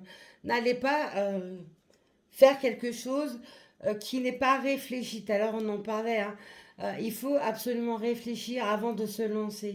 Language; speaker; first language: French; native; French